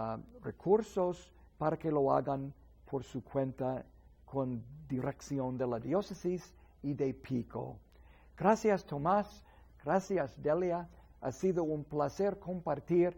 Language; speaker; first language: Spanish; non-native, fluent; English